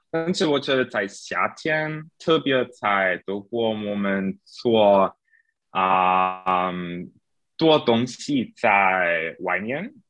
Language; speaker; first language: Chinese; non-native, learner; German